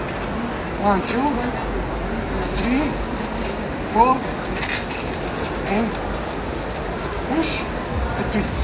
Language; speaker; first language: English; non-native, learner; Italian